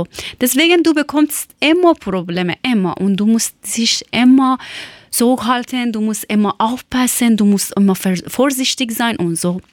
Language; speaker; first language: German; non-native, learner; Persian